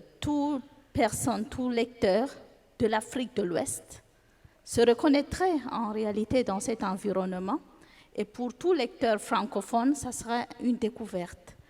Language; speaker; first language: French; non-native, local second language; Fula